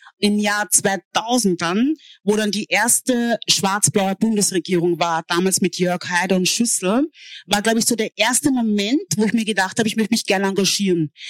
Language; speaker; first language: German; early bilingual, other home language; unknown